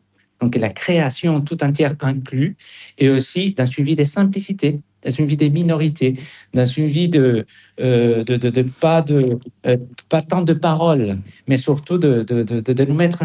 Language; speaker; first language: French; non-native, fluent; Spanish